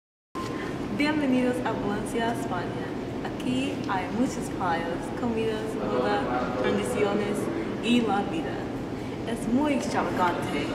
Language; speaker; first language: Spanish; non-native, learner; English